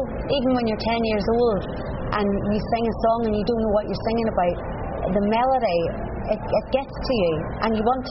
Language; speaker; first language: English; native; English